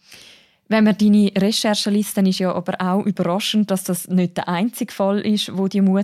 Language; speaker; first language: German; native; German